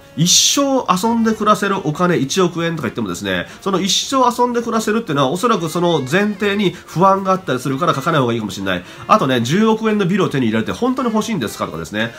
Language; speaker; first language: Japanese; native; Japanese